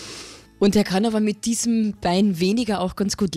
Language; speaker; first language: German; native; German